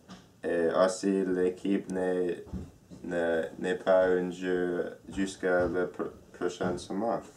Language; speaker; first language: French; non-native, learner; English